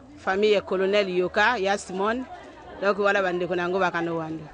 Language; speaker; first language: Lingala; native; Lingala